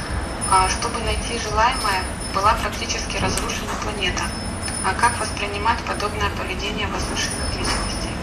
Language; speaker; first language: Russian; native; Russian